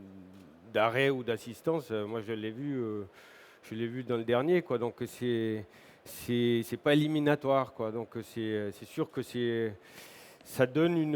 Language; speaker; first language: French; native; French